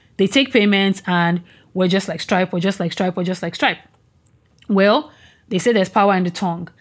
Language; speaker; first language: English; non-native, local second language; Yoruba